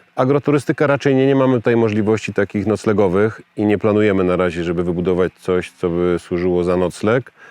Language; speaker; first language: Polish; native; Polish